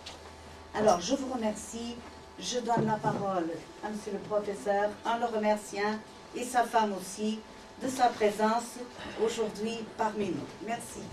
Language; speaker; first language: French; non-native, fluent; Portuguese